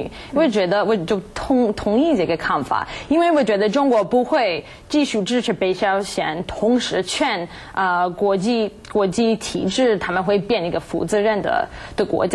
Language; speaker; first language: Chinese; non-native, fluent; English